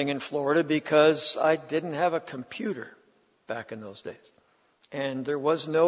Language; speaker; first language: English; native; English